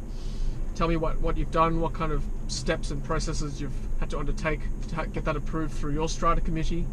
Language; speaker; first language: English; native; English